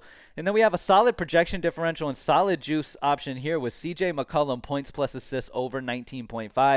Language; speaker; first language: English; native; English